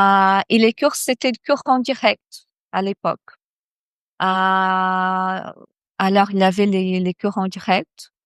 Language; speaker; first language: French; non-native, fluent; Portuguese